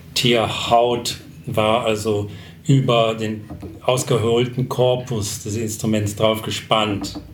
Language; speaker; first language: German; non-native, fluent; English